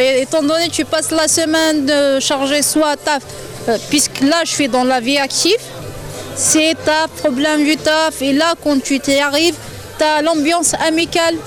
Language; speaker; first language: French; non-native, local second language; Arabic